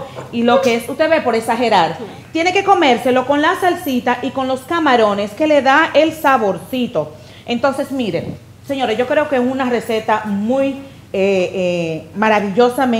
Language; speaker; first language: Spanish; native; Spanish